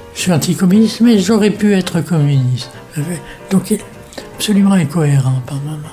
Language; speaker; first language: French; native; French